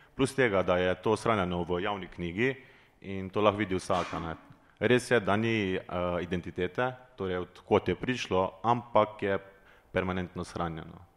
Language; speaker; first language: Slovenian; native; Slovenian